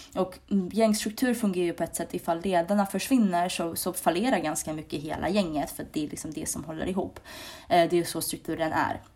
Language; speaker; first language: Swedish; early bilingual, other home language; Hungarian